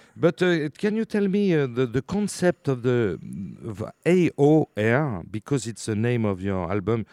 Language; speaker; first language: English; non-native, learner; French